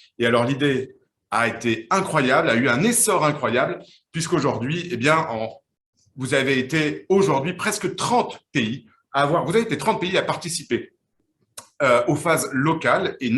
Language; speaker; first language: French; native; French